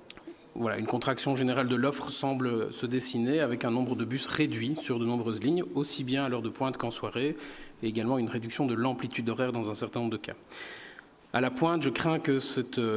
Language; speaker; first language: French; native; French